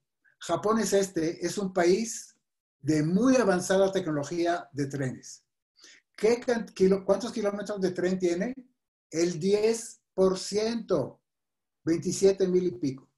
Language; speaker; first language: Spanish; non-native, fluent; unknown